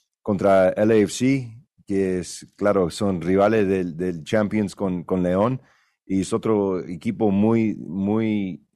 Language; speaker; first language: Spanish; early bilingual, other home language; English